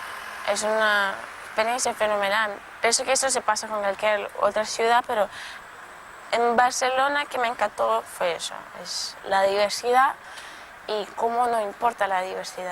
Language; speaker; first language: Spanish; non-native, local second language; Portuguese